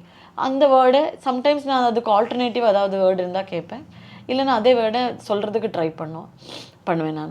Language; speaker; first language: Tamil; non-native, local second language; Malayalam